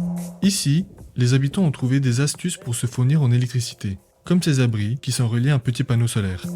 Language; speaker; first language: French; native; French